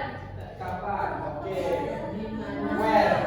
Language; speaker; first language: Indonesian; native; Indonesian